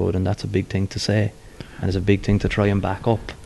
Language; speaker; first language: English; native; English